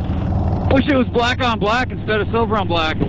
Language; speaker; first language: English; native; English